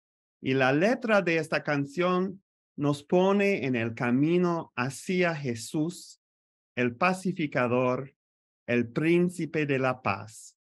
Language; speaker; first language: Spanish; non-native, fluent; French